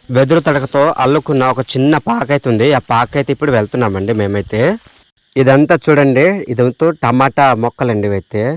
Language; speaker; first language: Telugu; native; Telugu